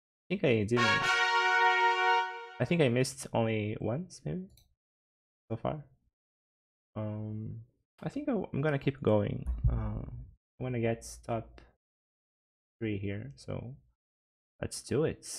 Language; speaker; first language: English; non-native, fluent; Portuguese